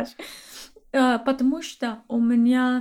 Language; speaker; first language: Russian; non-native, learner; English